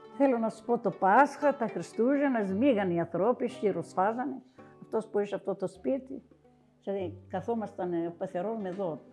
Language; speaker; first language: Greek; native; Greek